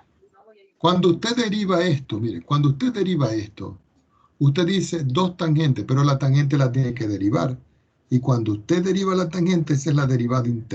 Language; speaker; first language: Spanish; native; Spanish